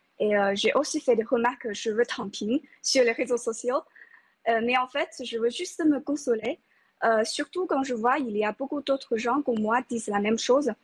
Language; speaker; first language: French; non-native, fluent; Chinese